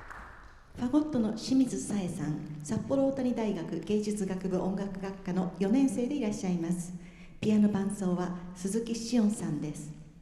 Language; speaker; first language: Japanese; native; Japanese